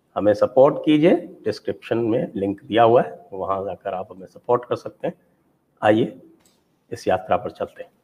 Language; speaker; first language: Hindi; native; Hindi